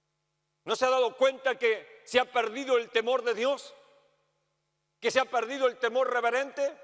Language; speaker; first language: Spanish; native; Spanish